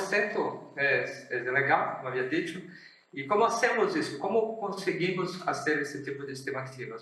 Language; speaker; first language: Spanish; non-native, fluent; Portuguese